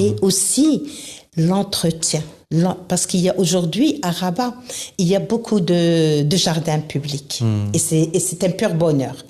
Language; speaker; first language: French; non-native, local second language; Arabic